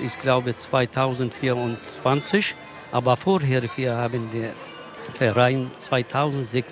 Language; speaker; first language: German; non-native, learner; Kurdish